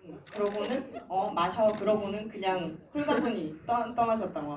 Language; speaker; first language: Korean; native; Korean